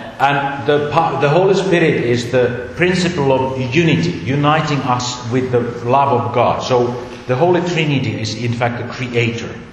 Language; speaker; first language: English; non-native, fluent; Finnish